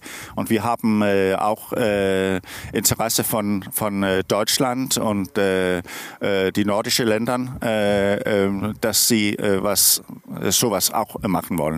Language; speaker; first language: German; non-native, learner; Danish